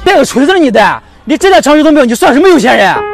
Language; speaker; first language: Chinese; native; Chinese